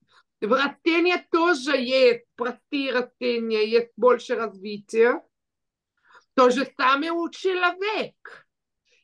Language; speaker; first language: Russian; early bilingual, heritage; Russian